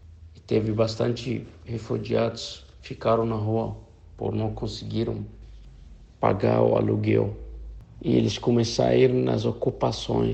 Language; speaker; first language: Portuguese; non-native, fluent; Arabic